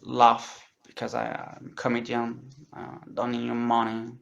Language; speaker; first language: English; non-native, learner; French